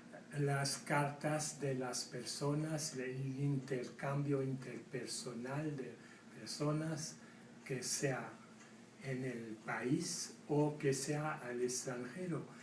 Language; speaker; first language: Spanish; non-native, fluent; French